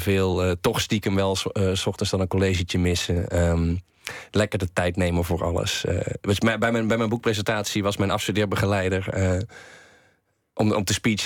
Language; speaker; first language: Dutch; native; Dutch